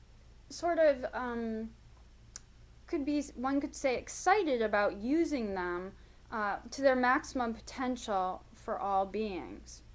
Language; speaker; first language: English; native; English